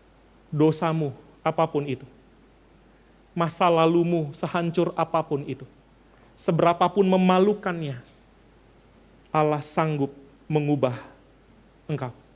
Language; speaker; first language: Indonesian; native; Indonesian